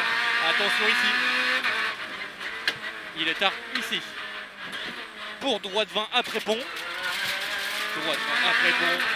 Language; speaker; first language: French; native; French